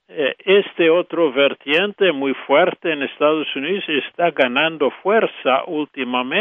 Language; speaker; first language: Spanish; non-native, fluent; English